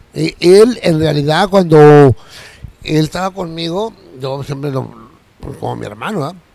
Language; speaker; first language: Spanish; native; Spanish